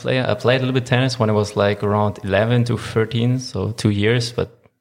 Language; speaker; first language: English; non-native, fluent; German